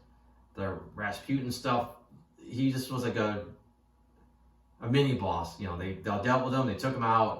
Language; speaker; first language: English; native; English